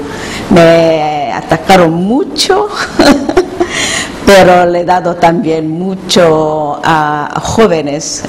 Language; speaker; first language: Spanish; non-native, learner; Korean